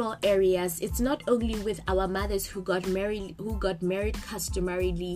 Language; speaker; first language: English; non-native, local second language; Southern Sotho